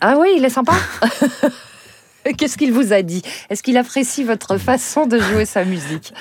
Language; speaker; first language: French; native; French